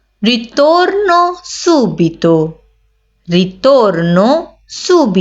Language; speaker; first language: Italian; non-native, learner; Urdu